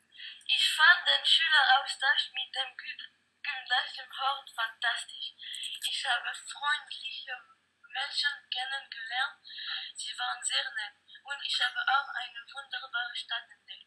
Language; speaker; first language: German; non-native, learner; Danish